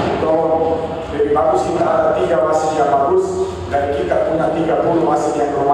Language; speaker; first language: Indonesian; non-native, fluent; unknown